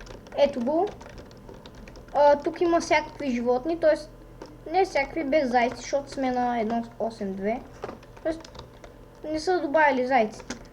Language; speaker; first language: Bulgarian; native; Bulgarian